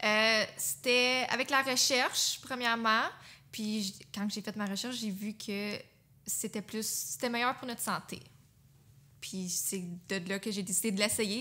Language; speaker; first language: French; native; French